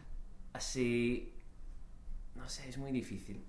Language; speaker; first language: Spanish; non-native, fluent; English